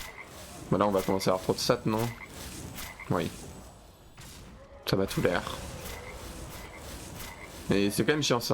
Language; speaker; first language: French; native; French